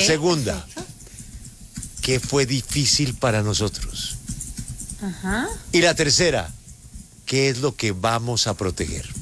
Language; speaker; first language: Spanish; native; Spanish